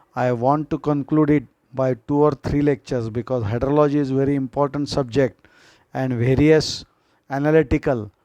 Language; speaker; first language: English; non-native, local second language; Marathi